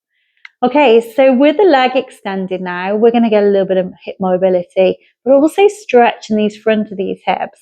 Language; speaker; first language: English; native; English